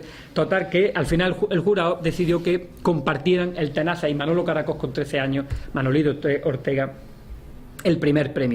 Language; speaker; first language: Spanish; native; Spanish